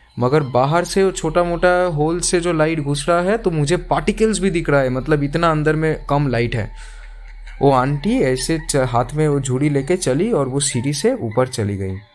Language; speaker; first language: Hindi; non-native, local second language; Bangla